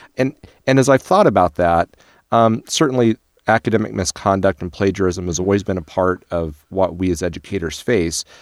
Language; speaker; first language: English; native; English